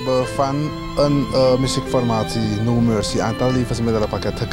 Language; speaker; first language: Dutch; native; Dutch